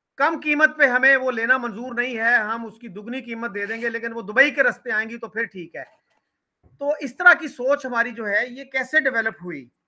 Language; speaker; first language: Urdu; non-native, local second language; Punjabi